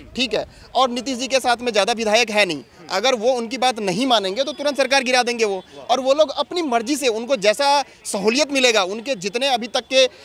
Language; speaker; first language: Hindi; native; Hindi